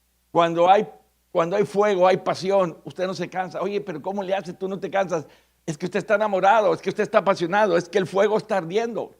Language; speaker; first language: Spanish; native; Spanish